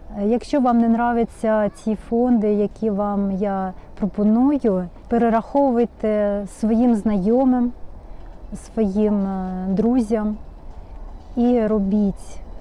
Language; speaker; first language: Ukrainian; non-native, local second language; Russian